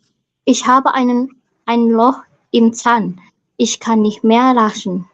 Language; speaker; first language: German; non-native, learner; Indonesian